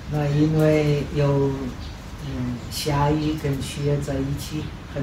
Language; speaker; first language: Chinese; non-native, fluent; Czech